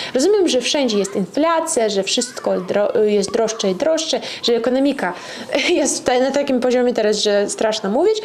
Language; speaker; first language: Polish; non-native, fluent; Russian